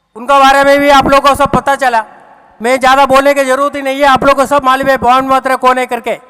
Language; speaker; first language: Hindi; non-native, local second language; Malayalam